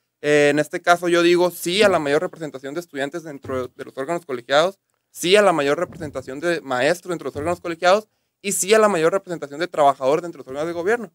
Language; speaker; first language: Spanish; native; Spanish